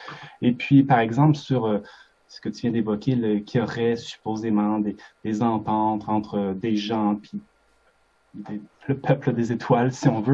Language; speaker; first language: French; native; French